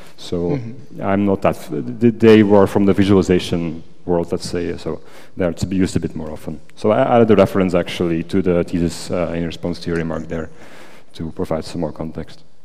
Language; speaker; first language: English; non-native, fluent; Dutch